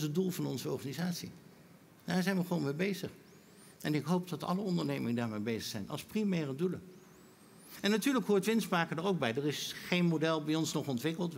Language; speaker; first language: Dutch; native; Dutch